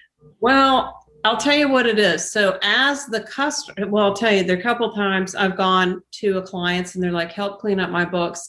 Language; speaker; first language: English; native; English